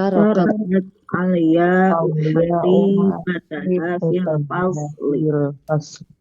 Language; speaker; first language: Arabic; non-native, learner; Indonesian